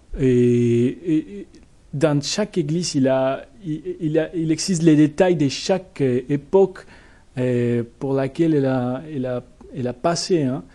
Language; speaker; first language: French; non-native, learner; Spanish